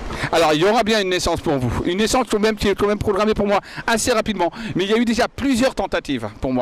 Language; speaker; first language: French; native; French